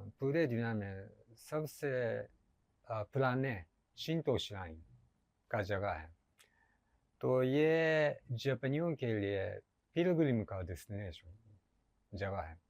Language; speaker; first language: Hindi; non-native, learner; Japanese